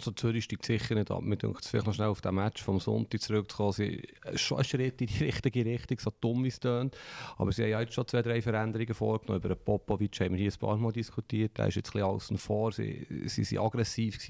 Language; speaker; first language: German; native; German